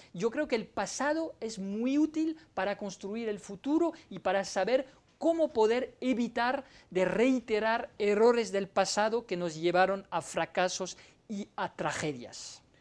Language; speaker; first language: Spanish; non-native, fluent; French